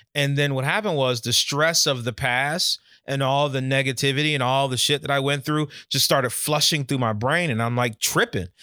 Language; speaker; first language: English; native; English